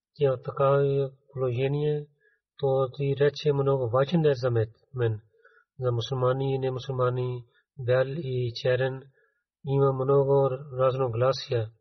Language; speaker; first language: Bulgarian; non-native, fluent; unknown